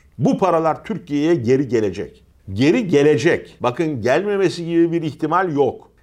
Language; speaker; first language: Turkish; native; Turkish